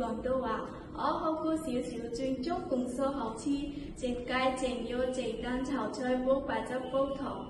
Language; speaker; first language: Cantonese; non-native, learner; Bangla